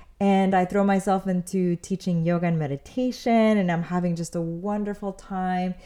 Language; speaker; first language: English; early bilingual, other home language; Spanish